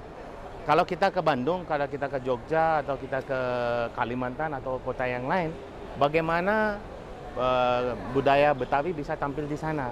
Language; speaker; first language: Indonesian; non-native, fluent; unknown